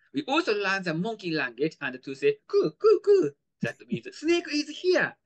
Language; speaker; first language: English; non-native, fluent; Japanese